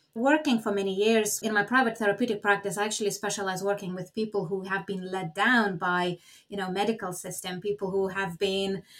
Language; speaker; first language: English; non-native, fluent; Lithuanian